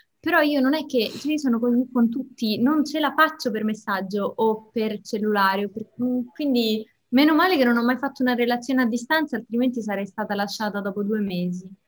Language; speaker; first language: Italian; native; Italian